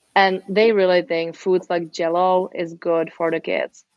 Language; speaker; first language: English; non-native, fluent; Czech